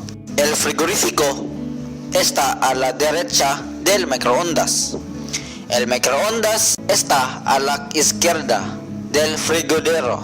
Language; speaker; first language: Spanish; non-native, learner; Cebuano